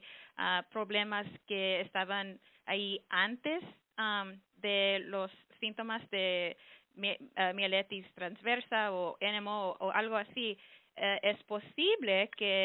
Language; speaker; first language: Spanish; early bilingual, heritage; Spanish